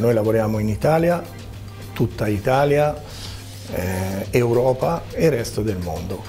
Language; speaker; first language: Italian; native; Italian